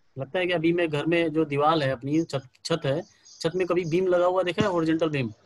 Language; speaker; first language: Hindi; native; Hindi